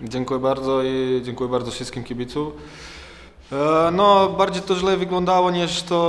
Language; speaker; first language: Polish; non-native, fluent; Croatian